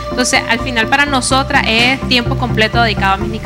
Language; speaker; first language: Spanish; native; Spanish